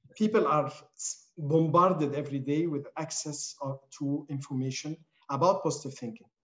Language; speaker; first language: English; non-native, fluent; Arabic